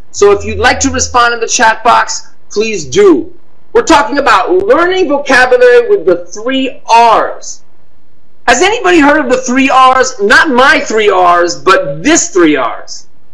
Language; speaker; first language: English; native; English